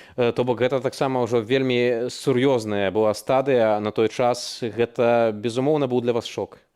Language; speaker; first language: Belarusian; native; Belarusian